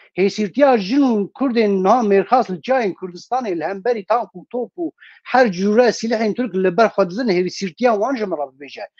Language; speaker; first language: Kurdish; native; Kurdish